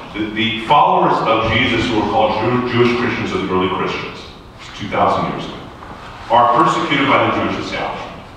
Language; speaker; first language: English; native; English